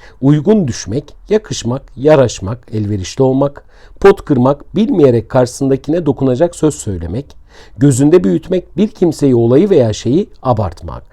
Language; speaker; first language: Turkish; native; Turkish